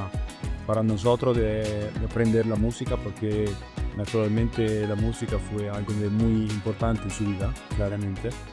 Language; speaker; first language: Spanish; non-native, learner; Italian